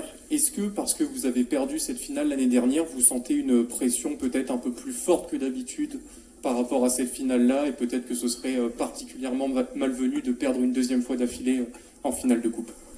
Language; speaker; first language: French; native; French